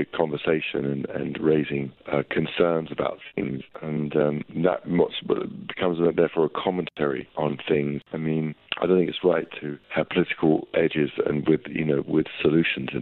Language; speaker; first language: English; native; English